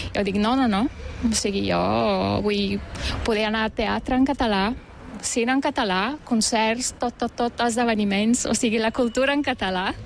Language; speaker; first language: Catalan; non-native, fluent; Turkish